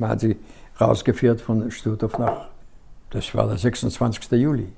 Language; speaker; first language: German; non-native, fluent; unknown